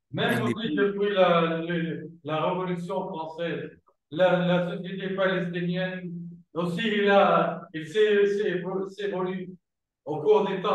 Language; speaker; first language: French; non-native, fluent; Arabic